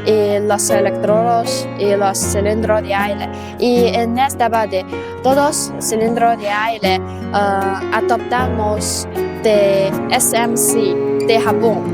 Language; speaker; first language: Spanish; non-native, learner; Chinese